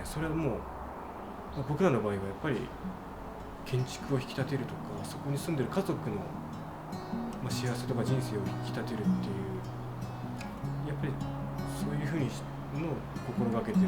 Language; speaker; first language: Japanese; native; Japanese